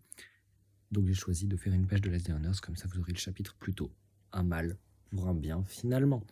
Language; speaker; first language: French; native; French